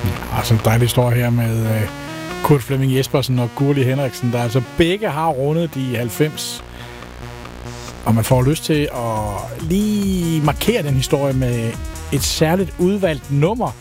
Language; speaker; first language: Danish; native; Danish